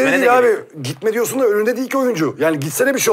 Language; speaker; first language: Turkish; native; Turkish